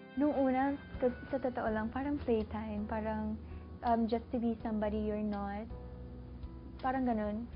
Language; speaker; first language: Filipino; early bilingual, other home language; English